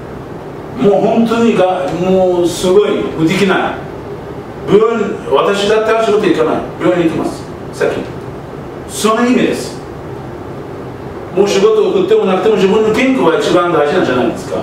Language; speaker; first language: Japanese; non-native, learner; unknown